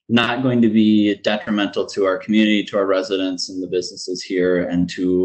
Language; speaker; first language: English; native; English